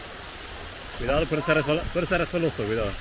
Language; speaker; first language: Spanish; non-native, fluent; German